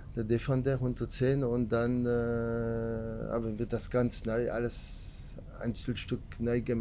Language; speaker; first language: German; non-native, learner; French